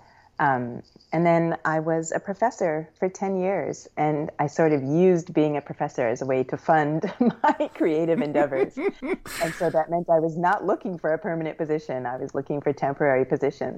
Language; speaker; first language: English; native; English